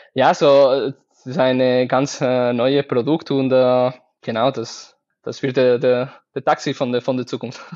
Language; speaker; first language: German; non-native, learner; Spanish